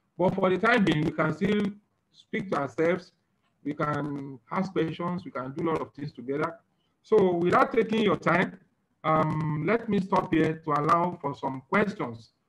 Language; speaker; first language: English; non-native, local second language; Yoruba